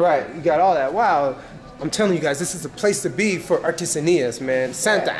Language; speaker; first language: English; native; English